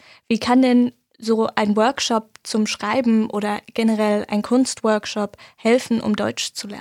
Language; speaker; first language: German; native; German